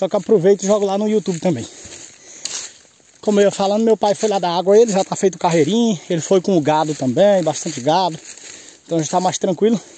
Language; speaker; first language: Portuguese; native; Portuguese